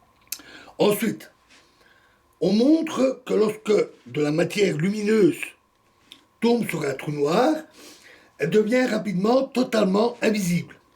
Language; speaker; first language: French; native; French